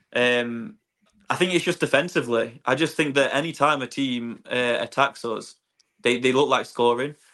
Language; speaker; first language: English; native; English